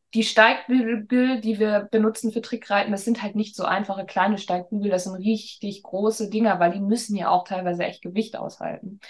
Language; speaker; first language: German; native; German